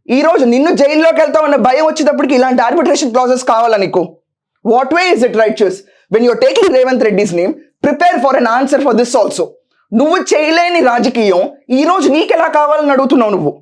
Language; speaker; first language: Telugu; native; Telugu